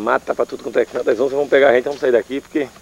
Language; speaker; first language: Portuguese; native; Portuguese